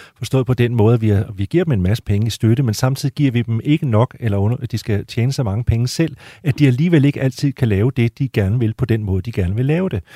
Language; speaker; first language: Danish; native; Danish